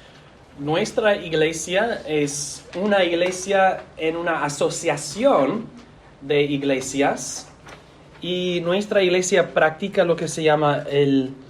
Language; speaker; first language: Spanish; non-native, fluent; English